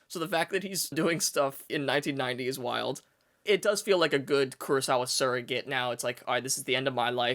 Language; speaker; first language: English; native; English